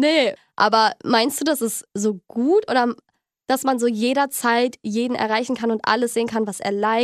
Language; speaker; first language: German; native; German